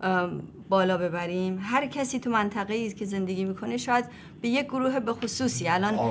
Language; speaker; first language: Persian; native; Persian